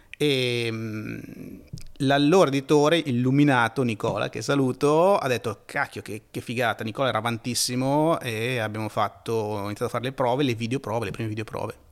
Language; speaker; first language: Italian; native; Italian